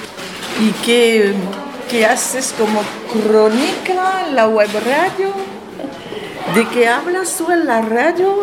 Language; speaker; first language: Spanish; non-native, learner; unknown